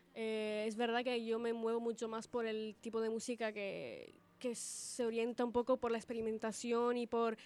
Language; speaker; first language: Spanish; early bilingual, other home language; Italian